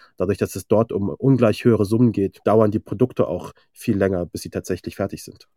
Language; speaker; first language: German; early bilingual, other home language; Persian